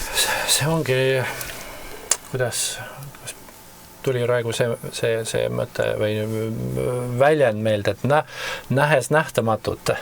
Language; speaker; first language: Estonian; native; Estonian